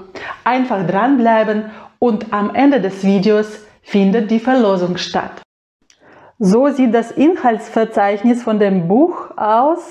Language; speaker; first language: German; non-native, fluent; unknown